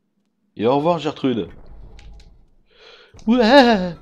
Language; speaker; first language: French; native; French